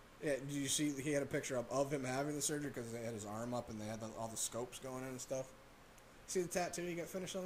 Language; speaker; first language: English; native; English